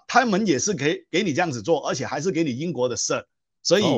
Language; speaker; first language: Chinese; non-native, local second language; Cantonese